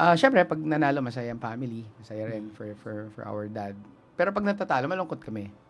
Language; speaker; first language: Filipino; native; Filipino